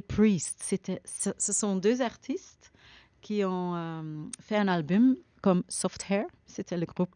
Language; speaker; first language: French; non-native, learner; Dutch